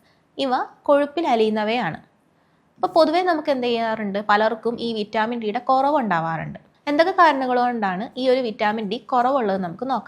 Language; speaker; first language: Malayalam; native; Malayalam